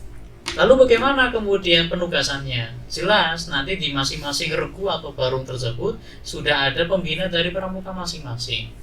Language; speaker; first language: Indonesian; native; Indonesian